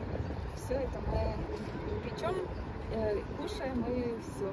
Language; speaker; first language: Russian; non-native, local second language; Chuvash